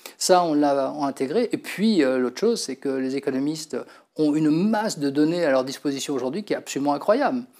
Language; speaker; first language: French; native; French